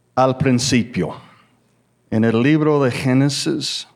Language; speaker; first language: Spanish; early bilingual, other home language; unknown